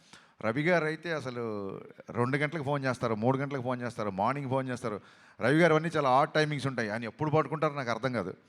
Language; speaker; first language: Telugu; native; Telugu